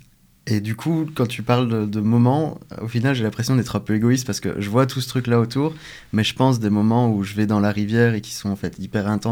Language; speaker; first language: French; native; French